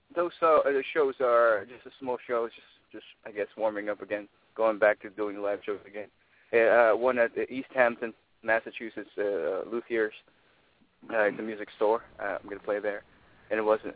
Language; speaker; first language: English; non-native, local second language; Filipino